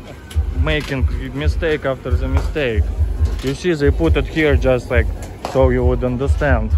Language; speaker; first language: English; non-native, fluent; Russian